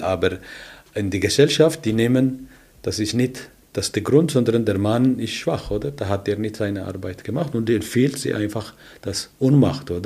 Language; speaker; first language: German; non-native, learner; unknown